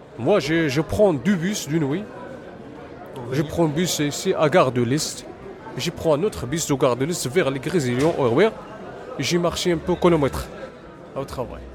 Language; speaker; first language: French; non-native, learner; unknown